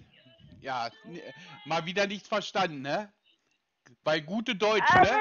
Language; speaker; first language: German; native; German